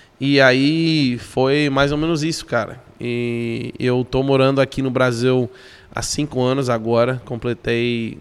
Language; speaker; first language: Portuguese; non-native, fluent; English